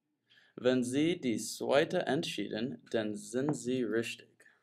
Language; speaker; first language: German; non-native, learner; English